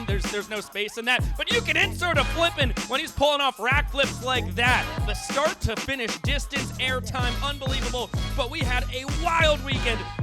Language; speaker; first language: English; native; English